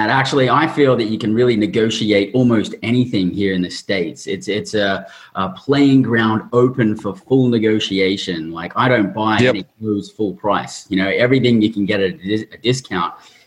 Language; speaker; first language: English; native; English